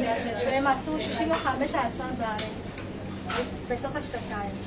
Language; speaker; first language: Hebrew; non-native, fluent; Marathi